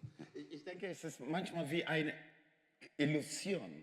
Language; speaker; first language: German; non-native, fluent; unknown